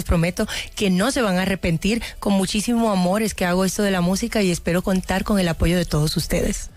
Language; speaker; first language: Spanish; non-native, fluent; Haitian Creole